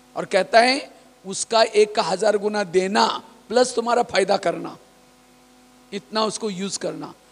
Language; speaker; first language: Hindi; non-native, local second language; Marathi